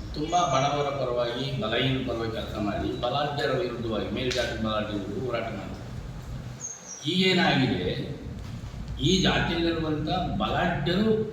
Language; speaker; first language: Kannada; native; Kannada